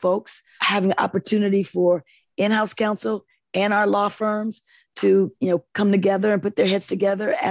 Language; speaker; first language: English; native; English